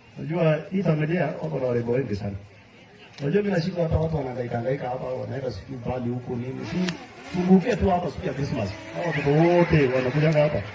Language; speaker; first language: Swahili; non-native, local second language; Kalenjin